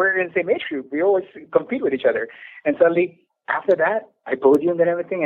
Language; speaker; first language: English; non-native, local second language; Filipino